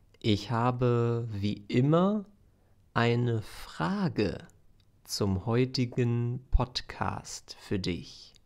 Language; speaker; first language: German; native; German